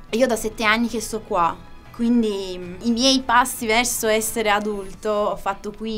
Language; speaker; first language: Italian; non-native, fluent; Turkish